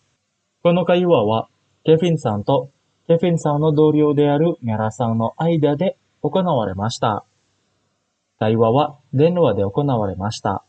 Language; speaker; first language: Japanese; non-native, fluent; Indonesian